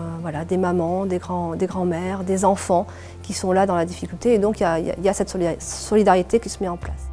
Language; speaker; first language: French; native; French